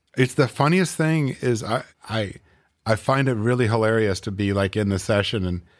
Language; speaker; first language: English; native; English